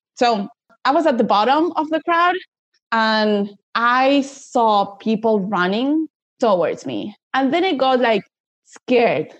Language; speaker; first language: English; non-native, fluent; Spanish